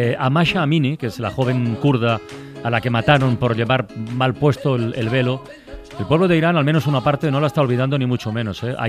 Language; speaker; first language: Spanish; native; Spanish